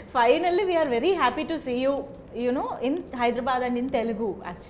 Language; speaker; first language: Telugu; native; Telugu